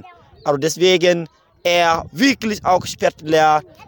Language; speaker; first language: German; non-native, learner; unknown